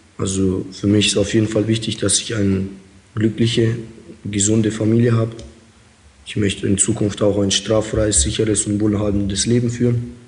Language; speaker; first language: German; early bilingual, other home language; Russian